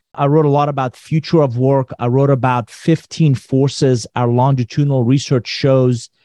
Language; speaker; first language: English; non-native, fluent; Persian